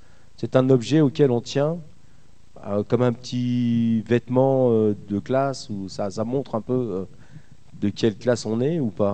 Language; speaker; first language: French; native; French